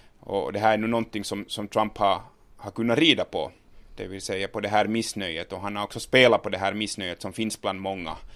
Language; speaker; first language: Swedish; native; Swedish